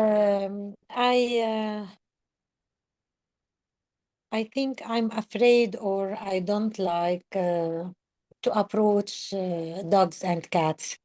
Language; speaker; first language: English; non-native, learner; Arabic